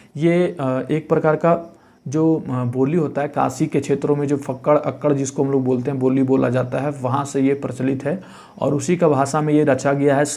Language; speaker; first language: Hindi; native; Hindi